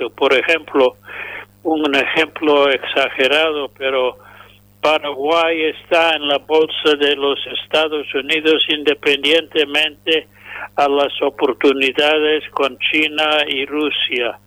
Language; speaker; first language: Spanish; non-native, fluent; English